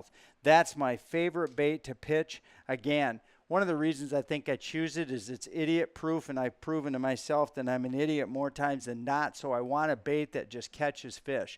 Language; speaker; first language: English; native; English